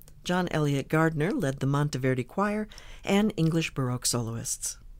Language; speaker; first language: English; native; English